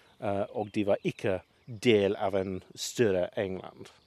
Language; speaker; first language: Norwegian; non-native, learner; English